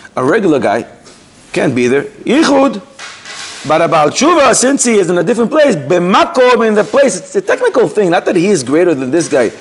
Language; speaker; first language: English; native; English